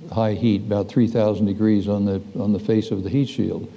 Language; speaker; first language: English; native; English